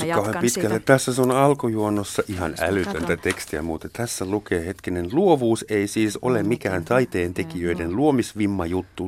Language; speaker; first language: Finnish; native; Finnish